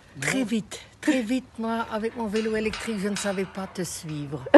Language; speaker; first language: French; native; French